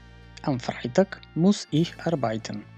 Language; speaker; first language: German; non-native, fluent; Macedonian